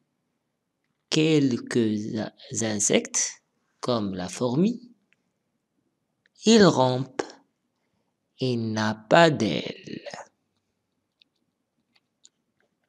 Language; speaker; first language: French; non-native, local second language; Arabic